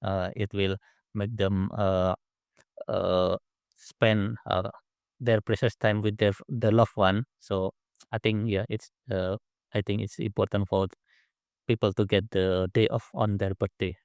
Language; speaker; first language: English; non-native, learner; Indonesian